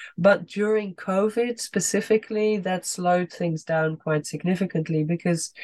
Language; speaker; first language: English; non-native, fluent; Dutch